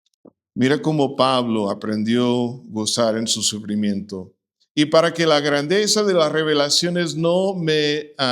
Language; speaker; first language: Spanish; non-native, fluent; English